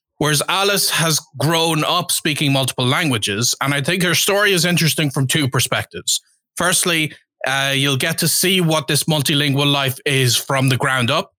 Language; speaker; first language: English; native; English